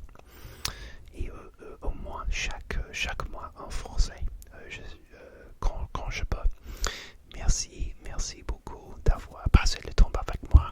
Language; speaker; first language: French; non-native, learner; English